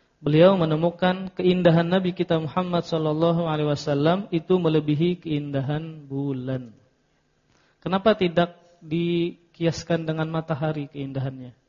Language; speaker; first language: Indonesian; native; Indonesian